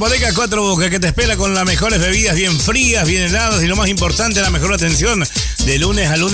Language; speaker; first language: Spanish; native; Spanish